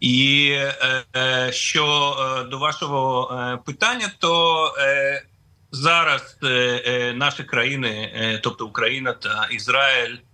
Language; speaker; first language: Ukrainian; non-native, fluent; Russian